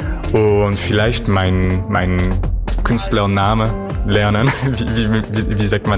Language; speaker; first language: German; non-native, learner; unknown